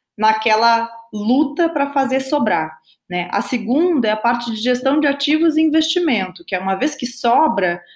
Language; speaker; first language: Portuguese; native; Portuguese